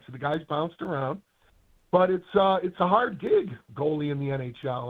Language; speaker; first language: English; native; English